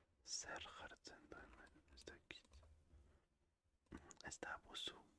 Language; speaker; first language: Basque; non-native, learner; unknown